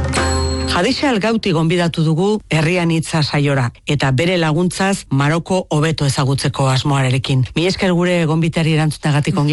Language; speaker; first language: Basque; native; Basque